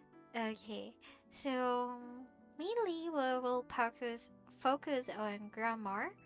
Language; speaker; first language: English; non-native, local second language; Filipino